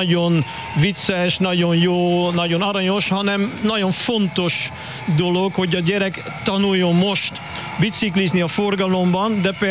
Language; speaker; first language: Hungarian; non-native, fluent; Dutch